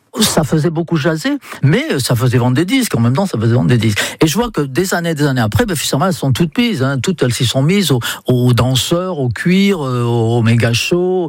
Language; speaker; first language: French; non-native, fluent; English